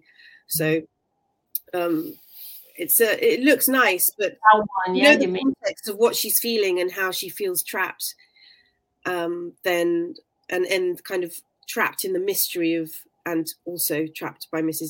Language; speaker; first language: English; native; English